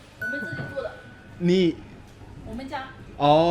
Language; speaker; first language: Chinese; non-native, learner; Korean